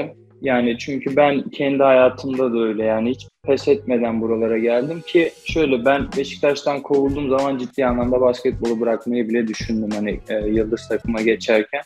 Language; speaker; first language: Turkish; native; Turkish